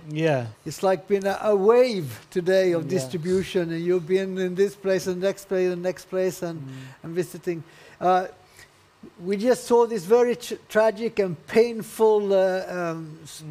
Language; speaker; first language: English; non-native, learner; Swedish